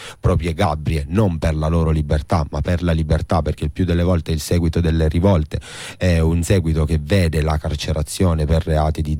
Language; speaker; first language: Italian; native; Italian